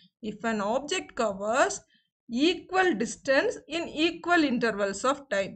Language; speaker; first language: English; non-native, local second language; Tamil